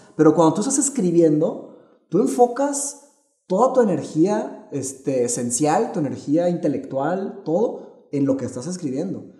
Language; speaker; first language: Spanish; early bilingual, other home language; Portuguese